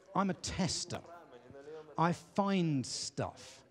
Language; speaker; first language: English; native; English